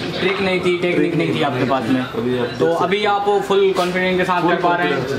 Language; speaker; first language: Hindi; native; Hindi